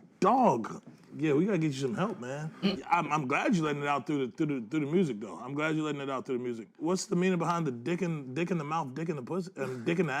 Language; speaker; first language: English; native; English